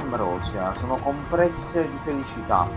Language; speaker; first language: Italian; native; Italian